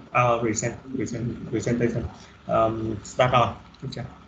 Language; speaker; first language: English; non-native, learner; Vietnamese